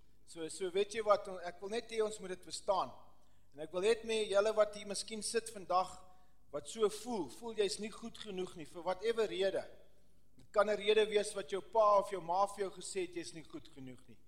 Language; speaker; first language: Afrikaans; early bilingual, heritage; Afrikaans